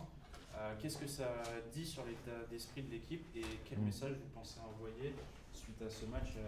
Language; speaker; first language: French; native; French